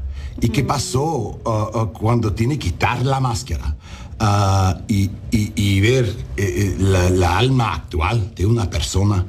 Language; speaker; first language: Spanish; early bilingual, heritage; English